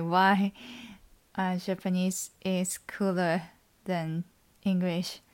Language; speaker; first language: English; non-native, learner; Japanese